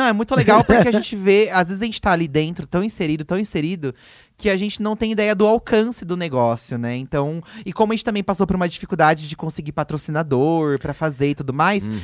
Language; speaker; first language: Portuguese; native; Portuguese